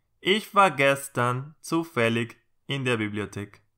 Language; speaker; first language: German; non-native, fluent; Spanish